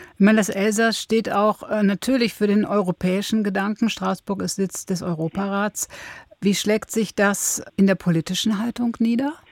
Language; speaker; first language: German; native; German